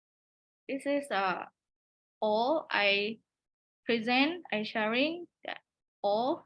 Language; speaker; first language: English; non-native, learner; Thai